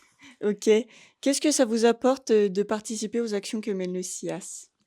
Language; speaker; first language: French; native; French